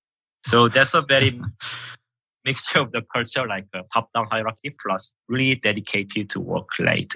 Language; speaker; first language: English; non-native, fluent; Korean